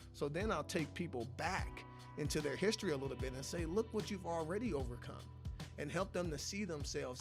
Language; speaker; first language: English; native; English